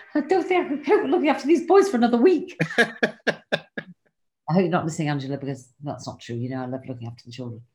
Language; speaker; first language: English; native; English